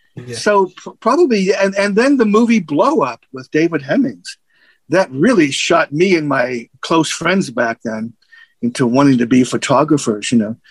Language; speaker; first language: English; native; English